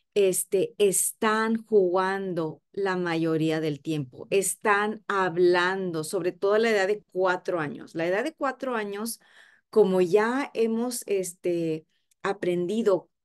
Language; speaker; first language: Spanish; early bilingual, heritage; Spanish